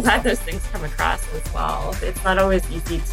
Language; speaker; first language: English; native; English